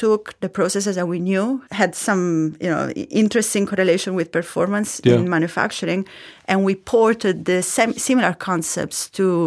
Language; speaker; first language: English; non-native, fluent; Italian